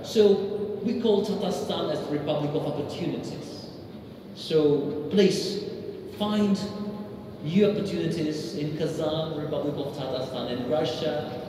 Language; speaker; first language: English; non-native, fluent; Russian